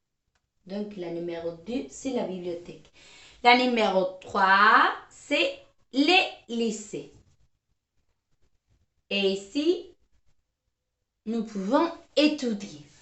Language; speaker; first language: French; non-native, fluent; Spanish